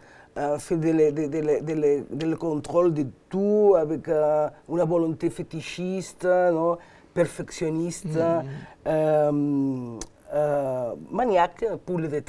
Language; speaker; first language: French; non-native, learner; Catalan